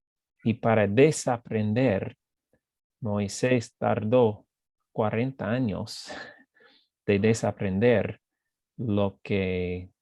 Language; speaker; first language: Spanish; non-native, fluent; English